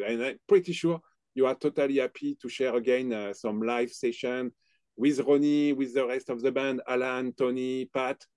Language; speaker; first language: English; non-native, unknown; French